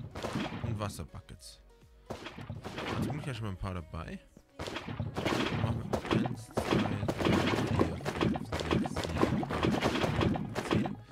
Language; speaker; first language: German; native; German